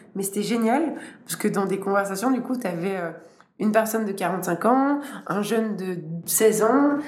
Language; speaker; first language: French; native; French